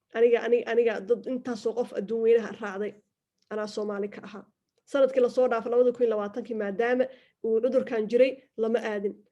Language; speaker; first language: Somali; early bilingual, heritage; Somali